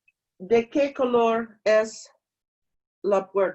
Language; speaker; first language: Spanish; non-native, learner; English